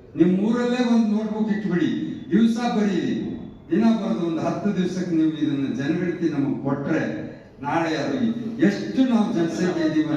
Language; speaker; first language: Kannada; non-native, local second language; Lambadi